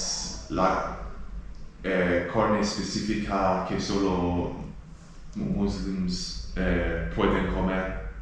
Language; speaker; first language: Spanish; non-native, learner; English